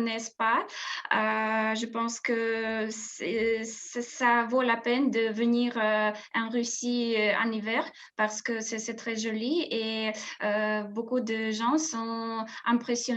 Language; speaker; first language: French; non-native, fluent; Russian